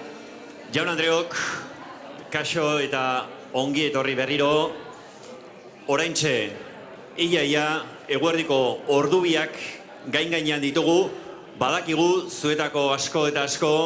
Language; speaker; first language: Basque; native; Basque